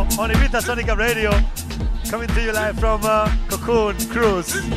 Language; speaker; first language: Spanish; native; Spanish